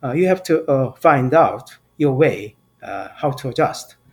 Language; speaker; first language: English; non-native, fluent; Korean